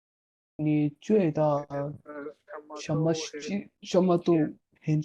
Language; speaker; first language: Chinese; non-native, learner; Bangla